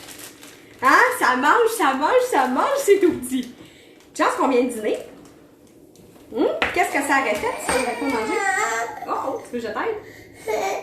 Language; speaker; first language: French; native; French